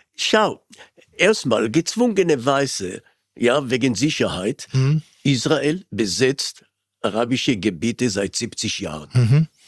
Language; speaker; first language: German; non-native, fluent; Hebrew